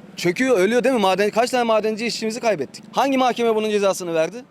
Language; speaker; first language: Turkish; native; Turkish